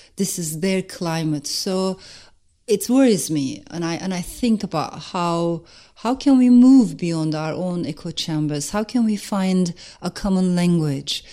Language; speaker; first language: English; non-native, fluent; Turkish